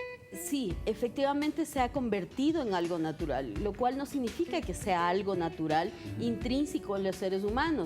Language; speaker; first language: Spanish; native; Spanish